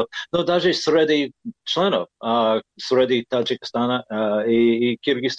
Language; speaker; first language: Russian; non-native, fluent; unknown